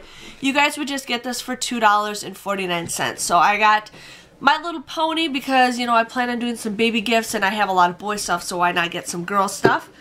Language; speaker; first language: English; native; English